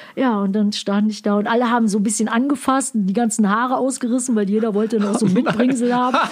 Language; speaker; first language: German; native; German